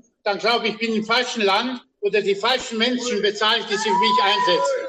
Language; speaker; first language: German; non-native, fluent; Romanian